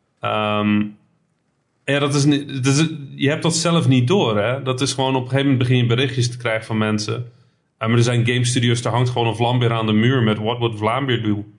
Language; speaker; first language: Dutch; early bilingual, other home language; Arabic